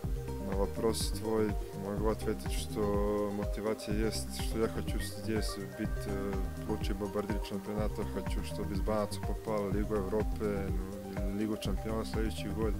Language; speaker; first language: Russian; non-native, learner; Serbian